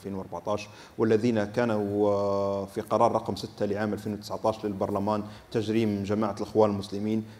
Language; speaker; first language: Arabic; native; Arabic